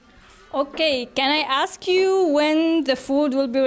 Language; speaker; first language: English; non-native, fluent; Arabic